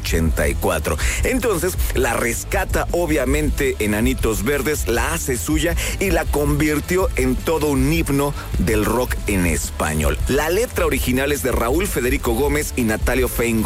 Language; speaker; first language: Spanish; native; Spanish